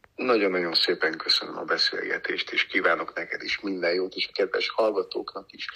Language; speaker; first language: Hungarian; native; Hungarian